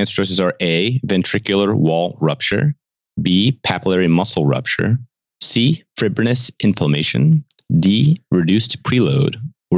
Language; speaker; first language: English; native; English